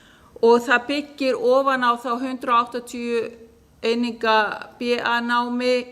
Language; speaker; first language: Icelandic; native; Icelandic